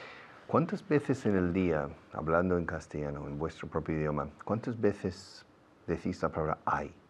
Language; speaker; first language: Spanish; non-native, fluent; English